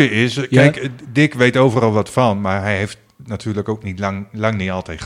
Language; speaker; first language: Dutch; native; Dutch